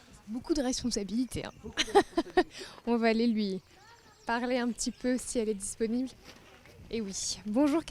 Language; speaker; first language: French; native; French